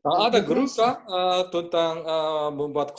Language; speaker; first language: Indonesian; non-native, learner; Japanese